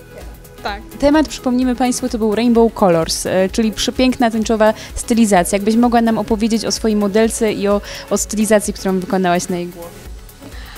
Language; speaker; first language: Polish; native; Polish